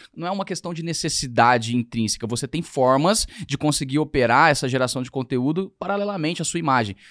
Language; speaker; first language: Portuguese; native; Portuguese